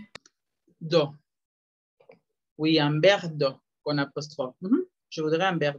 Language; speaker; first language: French; non-native, fluent; Spanish